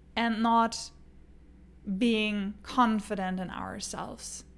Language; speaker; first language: English; non-native, fluent; German